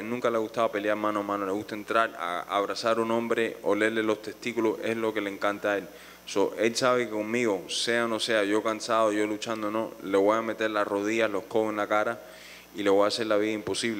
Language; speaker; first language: Spanish; early bilingual, heritage; Spanish